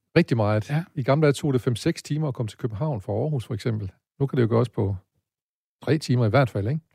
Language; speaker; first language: Danish; native; Danish